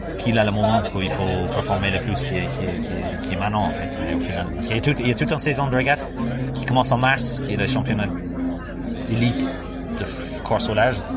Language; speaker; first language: French; non-native, fluent; English